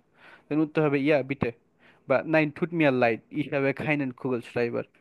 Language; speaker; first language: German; non-native, fluent; Bangla